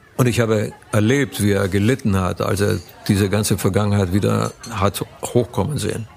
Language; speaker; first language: German; early bilingual, other home language; Romanian